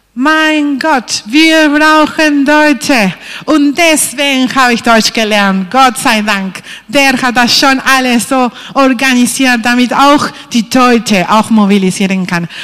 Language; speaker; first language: German; non-native, fluent; Spanish